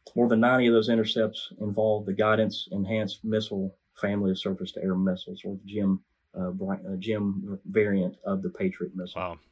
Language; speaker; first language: English; native; English